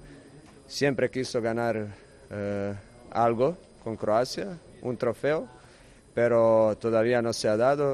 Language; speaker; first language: Spanish; non-native, fluent; Croatian